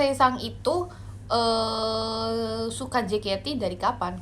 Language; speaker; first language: Indonesian; native; Indonesian